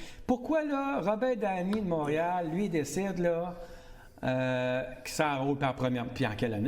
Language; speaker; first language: French; native; French